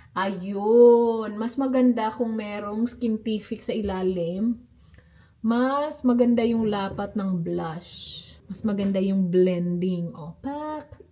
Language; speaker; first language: Filipino; native; Filipino